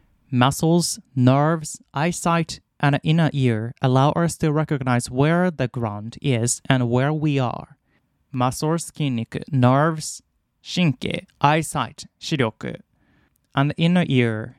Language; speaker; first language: English; non-native, fluent; Japanese